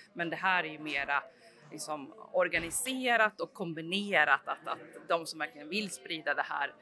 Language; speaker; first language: Swedish; native; Swedish